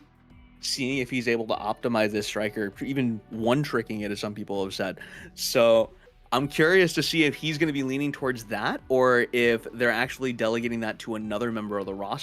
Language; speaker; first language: English; native; English